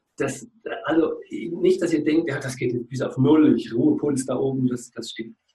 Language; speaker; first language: German; native; German